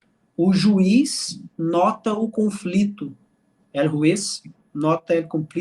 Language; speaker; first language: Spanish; non-native, learner; Portuguese